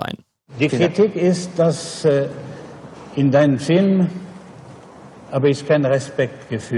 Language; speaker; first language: German; non-native, fluent; French